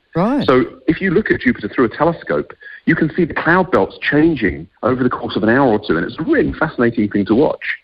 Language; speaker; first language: English; native; English